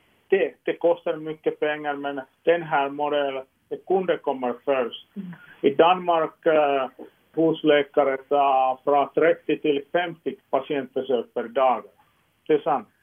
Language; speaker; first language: Swedish; non-native, local second language; Finnish